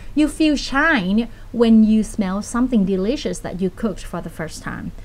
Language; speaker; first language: English; non-native, fluent; Thai